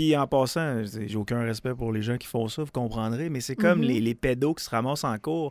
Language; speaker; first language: French; native; French